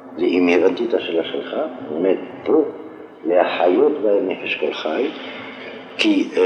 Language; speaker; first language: Hebrew; non-native, fluent; French